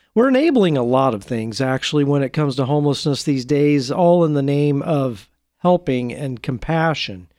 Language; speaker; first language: English; native; English